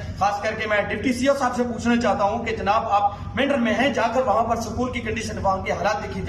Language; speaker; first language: Hindi; non-native, local second language; Punjabi